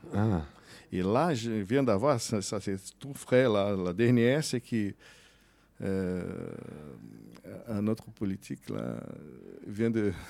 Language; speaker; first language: French; non-native, fluent; Portuguese